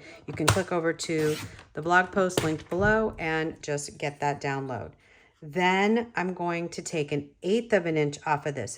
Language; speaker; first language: English; native; English